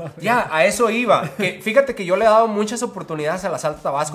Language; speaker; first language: Spanish; native; Spanish